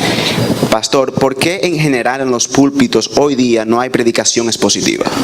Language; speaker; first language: Spanish; native; Spanish